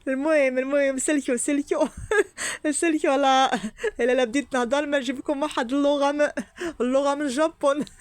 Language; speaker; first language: Arabic; native; Arabic